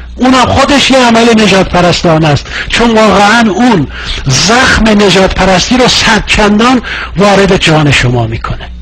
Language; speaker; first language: Persian; non-native, local second language; Azerbaijani